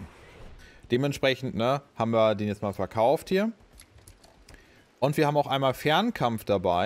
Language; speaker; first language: German; native; German